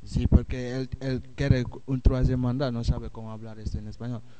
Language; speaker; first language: Spanish; non-native, learner; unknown